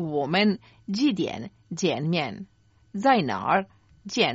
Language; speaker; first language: Chinese; non-native, learner; Croatian